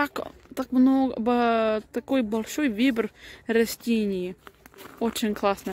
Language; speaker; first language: Russian; non-native, learner; English